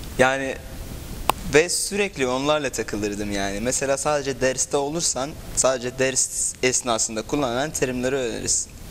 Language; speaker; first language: Turkish; non-native, fluent; Arabic